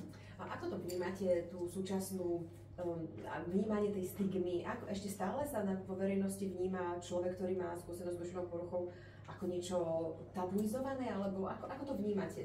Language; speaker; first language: Slovak; native; Slovak